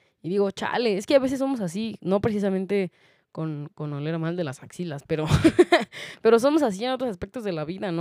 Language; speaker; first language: Spanish; native; Spanish